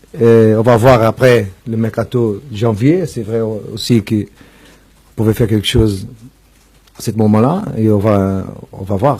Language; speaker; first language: French; non-native, fluent; Portuguese